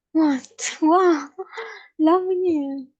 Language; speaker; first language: Malay; native; Malay